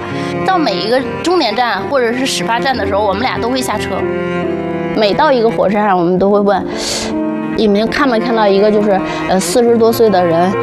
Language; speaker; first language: Chinese; native; Chinese